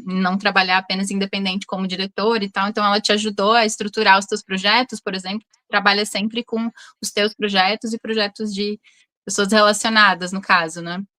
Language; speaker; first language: Portuguese; native; Portuguese